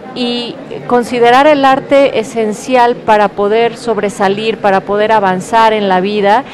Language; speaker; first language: Spanish; native; Spanish